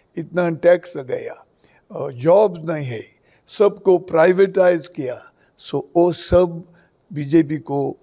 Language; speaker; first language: Hindi; non-native, local second language; Konkani